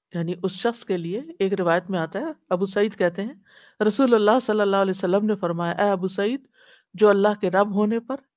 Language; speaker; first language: Urdu; native; Urdu